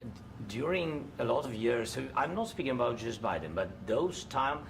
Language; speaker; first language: English; non-native, fluent; Russian